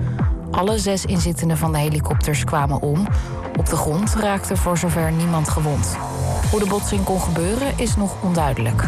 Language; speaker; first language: Dutch; native; Dutch